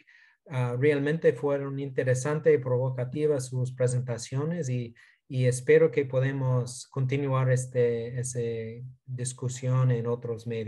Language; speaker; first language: Spanish; non-native, fluent; English